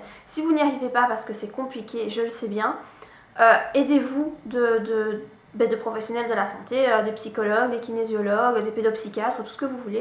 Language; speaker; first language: French; native; French